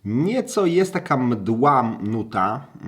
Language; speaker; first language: Polish; native; Polish